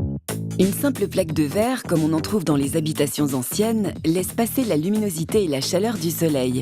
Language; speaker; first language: French; native; French